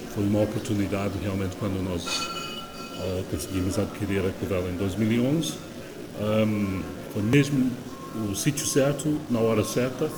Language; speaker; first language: Portuguese; non-native, fluent; English